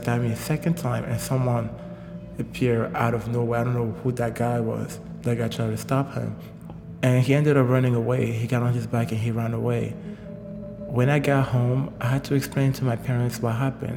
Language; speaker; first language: English; non-native, local second language; French